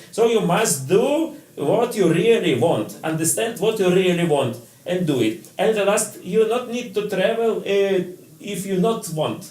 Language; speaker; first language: English; non-native, learner; Russian